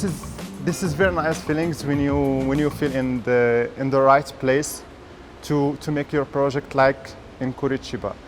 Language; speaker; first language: English; non-native, learner; Arabic